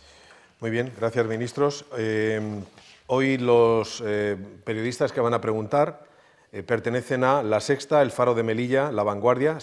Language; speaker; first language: Spanish; native; Spanish